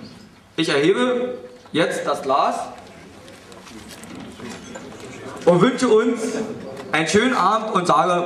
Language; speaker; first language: German; native; German